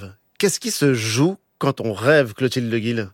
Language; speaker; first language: French; native; French